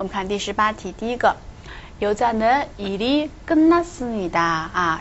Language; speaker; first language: Korean; non-native, fluent; Chinese